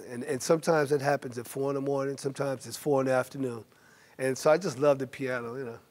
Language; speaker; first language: English; native; English